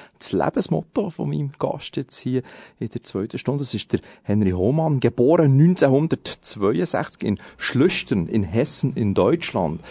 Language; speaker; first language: German; native; German